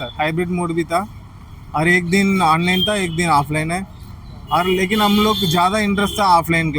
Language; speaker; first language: Hindi; non-native, local second language; Tamil